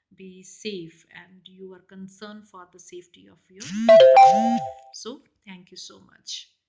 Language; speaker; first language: English; non-native, local second language; Punjabi